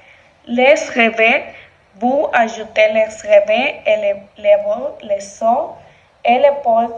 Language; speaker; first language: French; non-native, learner; Spanish